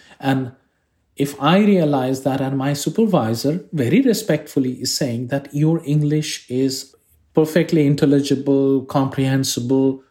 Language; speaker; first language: English; non-native, fluent; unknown